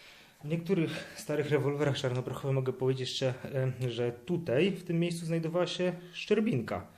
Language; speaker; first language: Polish; native; Polish